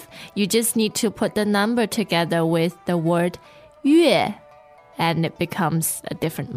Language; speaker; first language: English; non-native, fluent; Chinese